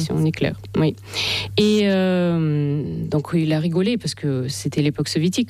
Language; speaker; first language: French; non-native, fluent; Russian